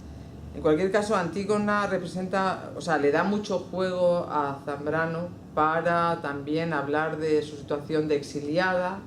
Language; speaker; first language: Spanish; native; Spanish